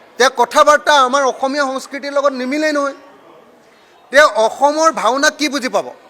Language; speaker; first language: Assamese; native; Assamese